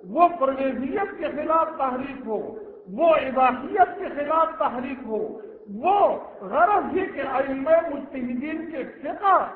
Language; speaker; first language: Urdu; non-native, local second language; Pashto